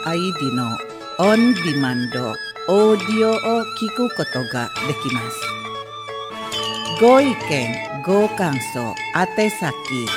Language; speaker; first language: Japanese; non-native, fluent; Indonesian